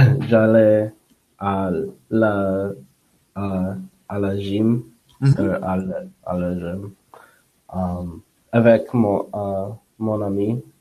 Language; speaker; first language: French; non-native, learner; English